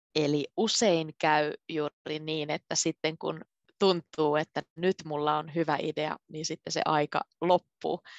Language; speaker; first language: Finnish; native; Finnish